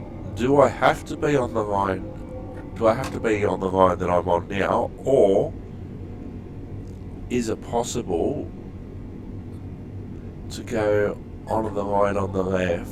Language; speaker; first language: English; native; English